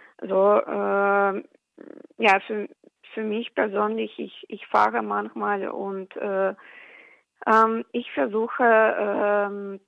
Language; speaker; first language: German; non-native, fluent; Russian